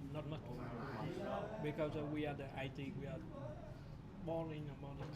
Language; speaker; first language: English; non-native, learner; Vietnamese